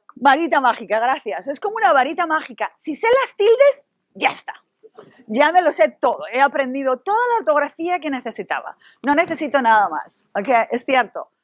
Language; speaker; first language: Spanish; native; Spanish